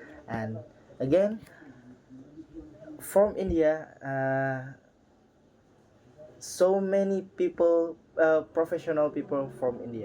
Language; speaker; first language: English; non-native, learner; Indonesian